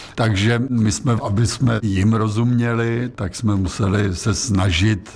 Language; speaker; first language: Czech; native; Czech